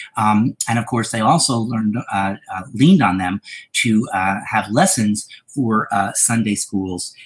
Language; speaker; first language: English; native; English